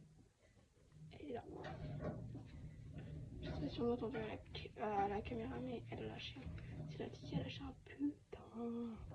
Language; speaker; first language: French; native; French